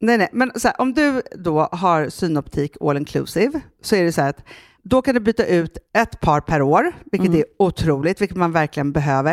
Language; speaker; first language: Swedish; native; Swedish